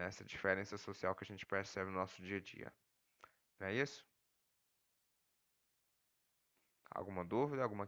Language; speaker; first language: Portuguese; native; Portuguese